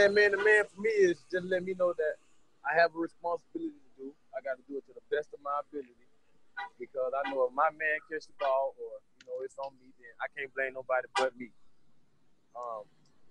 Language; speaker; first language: English; native; English